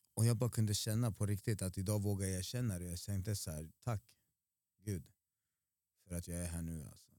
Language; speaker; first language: Swedish; early bilingual, other home language; Spanish